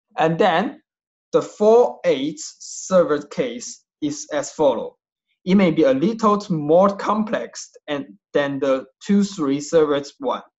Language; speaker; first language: English; non-native, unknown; Chinese